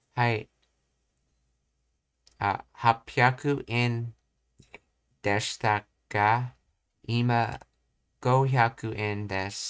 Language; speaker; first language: Japanese; non-native, learner; English